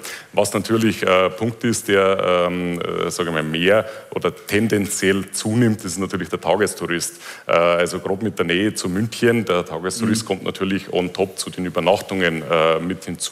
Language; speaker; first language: German; native; German